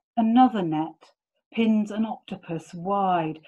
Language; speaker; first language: English; native; English